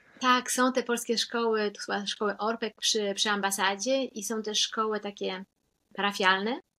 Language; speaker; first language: Polish; native; Polish